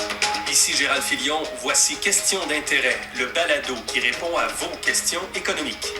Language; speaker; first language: French; native; French